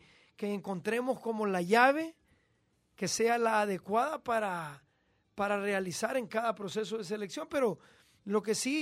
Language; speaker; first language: Spanish; native; Spanish